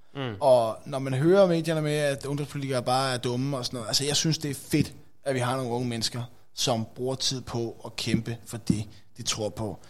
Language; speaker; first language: Danish; native; Danish